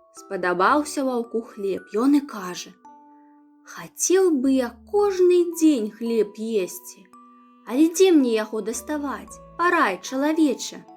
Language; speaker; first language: Belarusian; non-native, local second language; Russian